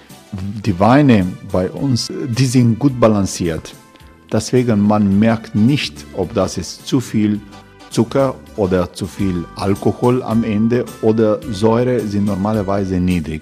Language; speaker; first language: German; non-native, learner; Croatian